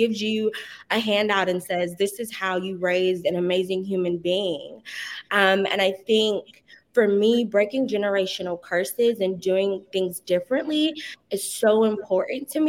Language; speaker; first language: English; native; English